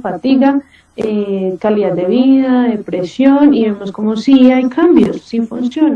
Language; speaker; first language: Spanish; native; Spanish